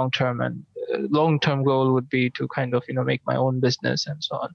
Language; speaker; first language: English; non-native, local second language; Bangla